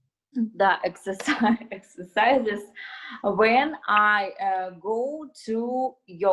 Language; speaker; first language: English; non-native, learner; Russian